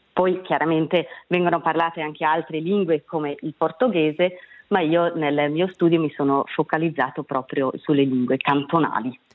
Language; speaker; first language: Italian; non-native, local second language; Swiss German